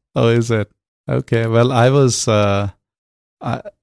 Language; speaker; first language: English; non-native, local second language; Hindi